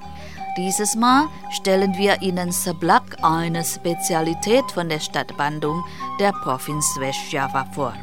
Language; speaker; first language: German; non-native, fluent; Indonesian